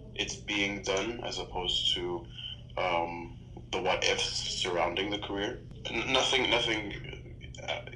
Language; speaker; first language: English; native; English